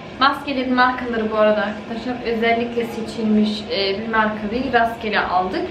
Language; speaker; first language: Turkish; early bilingual, heritage; Turkish